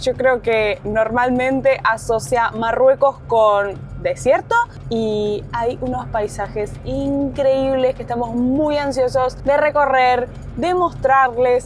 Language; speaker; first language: Spanish; native; Spanish